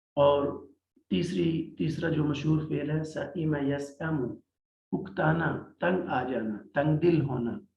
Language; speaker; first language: Urdu; native; Urdu